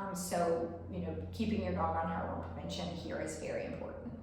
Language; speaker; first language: English; native; English